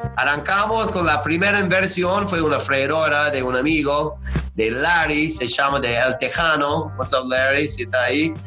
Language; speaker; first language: Spanish; non-native, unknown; English